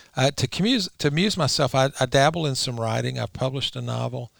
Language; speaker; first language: English; native; English